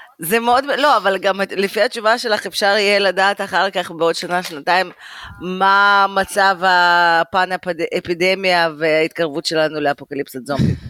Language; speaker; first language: Hebrew; early bilingual, other home language; Russian